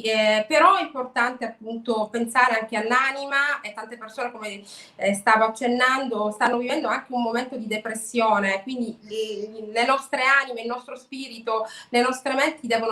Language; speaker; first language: Italian; native; Italian